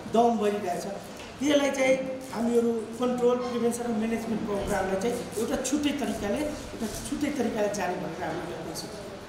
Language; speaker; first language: Nepali; native; Nepali